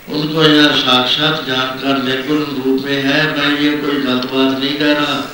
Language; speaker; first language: Hindi; non-native, local second language; Punjabi